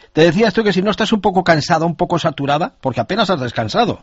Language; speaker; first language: Spanish; native; Spanish